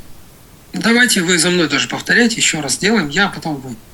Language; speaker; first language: Russian; native; Russian